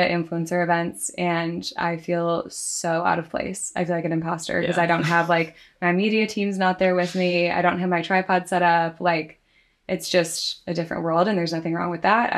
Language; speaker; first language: English; native; English